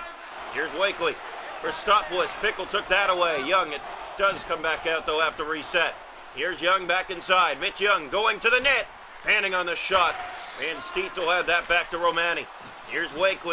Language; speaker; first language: English; native; English